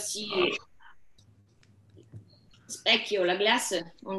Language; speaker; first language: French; non-native, fluent; Italian